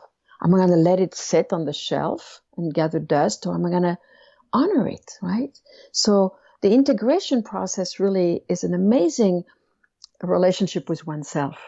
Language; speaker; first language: English; non-native, fluent; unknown